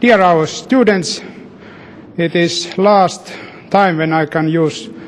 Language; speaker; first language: English; non-native, learner; Finnish